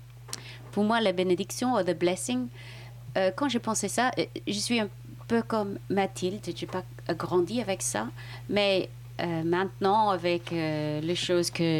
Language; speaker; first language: French; non-native, fluent; English